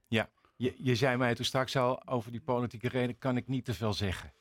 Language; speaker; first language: Dutch; native; Dutch